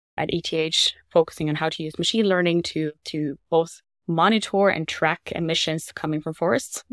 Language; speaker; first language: English; non-native, fluent; Norwegian